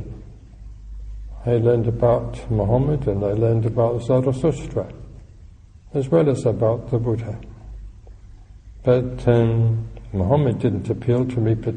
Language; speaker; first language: English; native; English